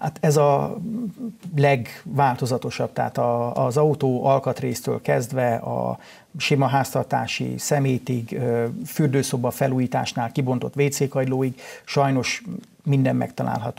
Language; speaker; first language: Hungarian; native; Hungarian